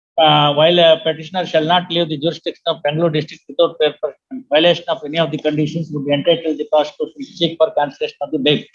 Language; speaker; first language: English; non-native, local second language; Kannada